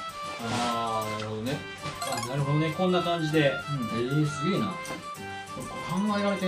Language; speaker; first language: Japanese; native; Japanese